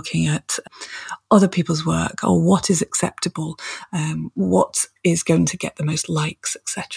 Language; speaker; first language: English; native; English